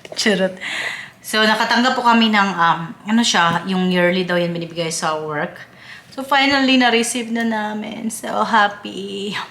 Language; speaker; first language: Filipino; non-native, local second language; Cebuano